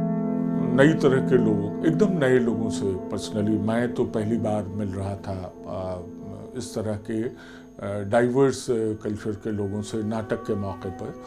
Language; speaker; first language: Hindi; native; Hindi